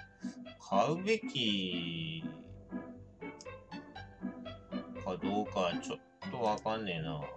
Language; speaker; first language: Japanese; native; Japanese